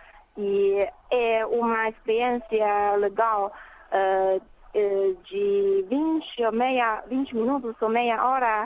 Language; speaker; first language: Portuguese; non-native, fluent; Chinese